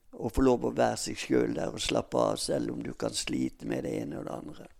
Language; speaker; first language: Norwegian; native; Norwegian